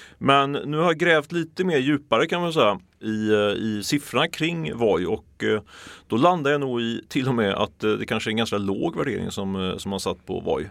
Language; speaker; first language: Swedish; native; Swedish